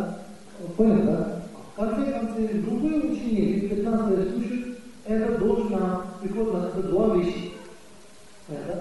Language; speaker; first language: Russian; non-native, learner; Tibetan